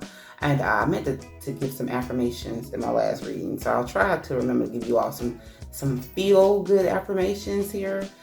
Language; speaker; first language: English; native; English